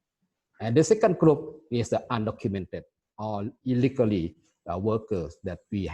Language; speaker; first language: English; non-native, fluent; Thai